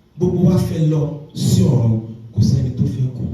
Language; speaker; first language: English; non-native, local second language; Yoruba